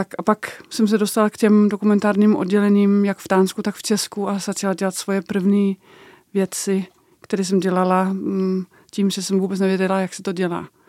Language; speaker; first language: Czech; non-native, fluent; Danish